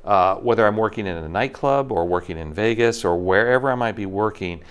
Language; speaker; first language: English; native; English